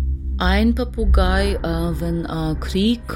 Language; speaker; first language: German; non-native, learner; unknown